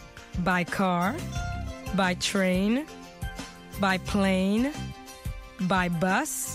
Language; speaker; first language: English; non-native, fluent; French